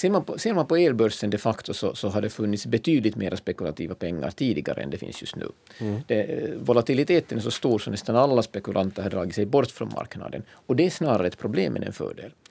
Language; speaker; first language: Swedish; native; Swedish